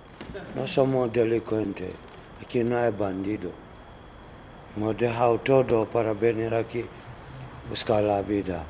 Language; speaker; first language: Spanish; non-native, learner; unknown